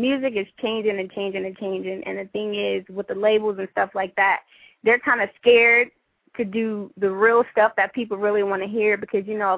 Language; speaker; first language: English; native; English